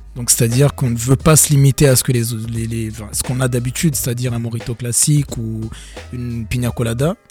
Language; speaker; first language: French; non-native, local second language; Kinyarwanda